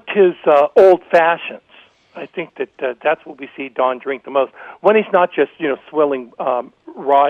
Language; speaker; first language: English; native; English